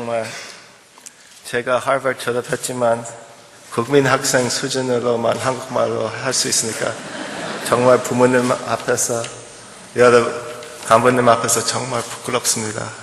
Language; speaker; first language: Korean; early bilingual, heritage; English